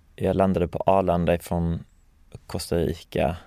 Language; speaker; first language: Swedish; native; Swedish